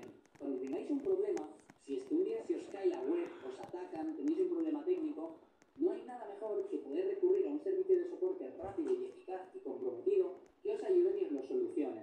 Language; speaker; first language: Spanish; native; Spanish